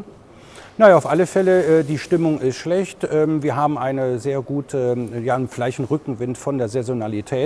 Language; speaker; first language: German; native; German